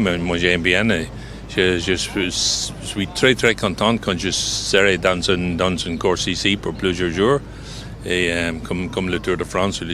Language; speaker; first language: French; non-native, fluent; English